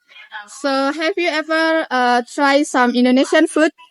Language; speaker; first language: English; non-native, learner; Indonesian